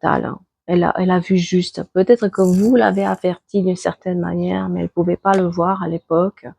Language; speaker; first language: French; native; French